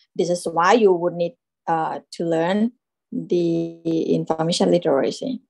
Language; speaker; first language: English; non-native, fluent; Thai